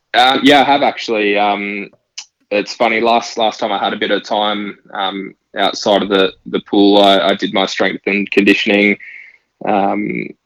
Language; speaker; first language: English; native; English